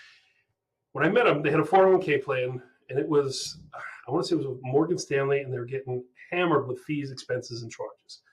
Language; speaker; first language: English; native; English